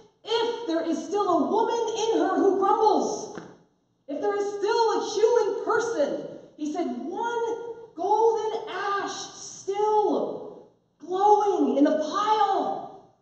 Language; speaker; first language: English; native; English